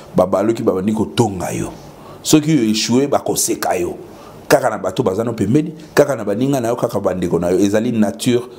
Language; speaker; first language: Lingala; native; Lingala